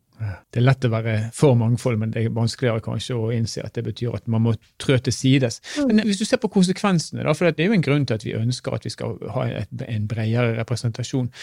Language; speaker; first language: Norwegian; native; Norwegian